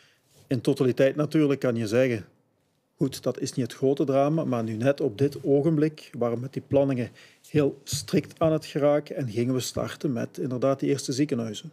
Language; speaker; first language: Dutch; native; Dutch